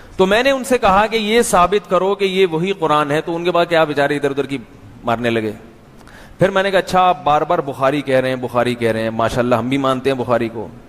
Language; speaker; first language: Urdu; native; Urdu